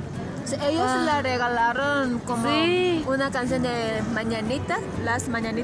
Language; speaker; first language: Spanish; native; Spanish